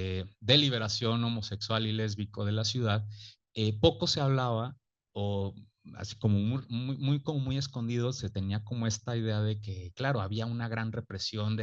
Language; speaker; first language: Spanish; native; Spanish